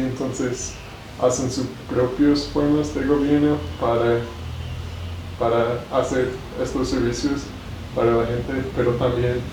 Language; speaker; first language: Spanish; non-native, learner; English